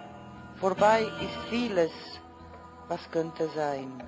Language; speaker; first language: German; non-native, fluent; Croatian